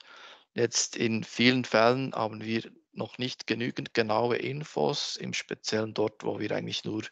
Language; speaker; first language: German; native; German